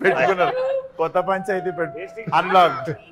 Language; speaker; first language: Telugu; native; Telugu